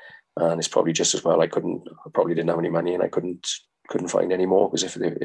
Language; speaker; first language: English; native; English